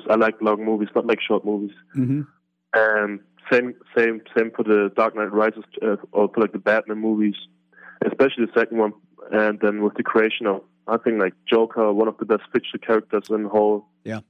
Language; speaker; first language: English; non-native, fluent; German